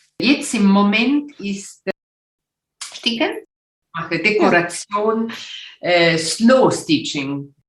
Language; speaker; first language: German; non-native, local second language; Italian